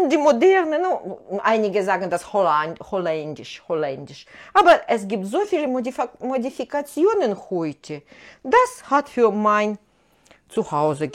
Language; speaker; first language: German; non-native, fluent; Russian